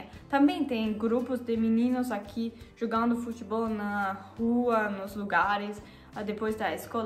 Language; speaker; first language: Portuguese; non-native, learner; German